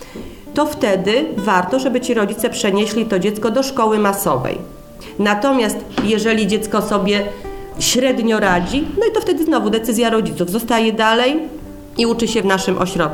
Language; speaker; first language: Polish; native; Polish